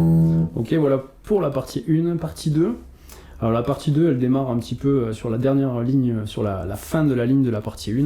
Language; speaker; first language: French; native; French